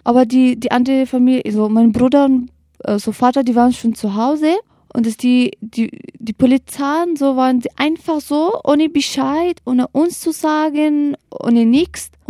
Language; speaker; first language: German; non-native, learner; Kurdish